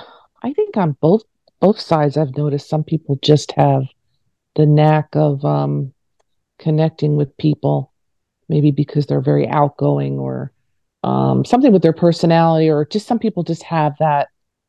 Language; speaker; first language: English; native; English